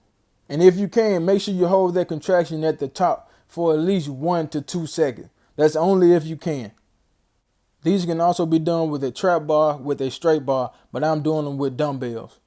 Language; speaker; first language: English; native; English